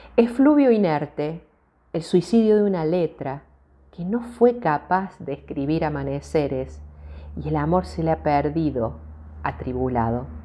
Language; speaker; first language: Spanish; native; Spanish